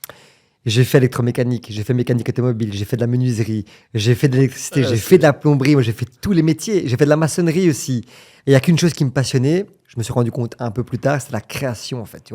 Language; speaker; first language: French; native; French